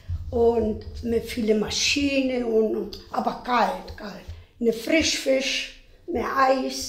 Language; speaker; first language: German; non-native, fluent; Spanish